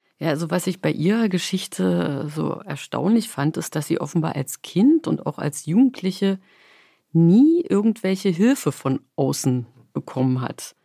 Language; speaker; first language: German; native; German